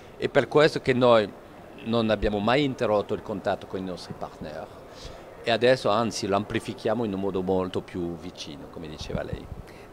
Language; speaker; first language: Italian; non-native, fluent; French